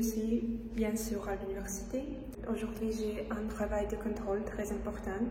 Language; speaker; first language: French; non-native, learner; Russian